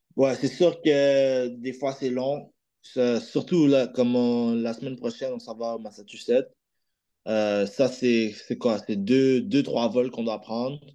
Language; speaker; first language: French; native; French